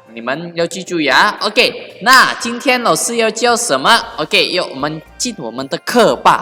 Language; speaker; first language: Chinese; non-native, fluent; Indonesian